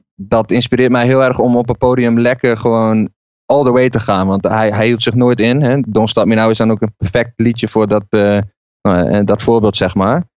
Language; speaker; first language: Dutch; native; Dutch